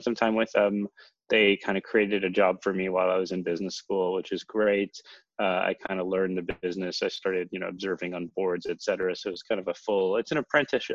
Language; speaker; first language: English; native; English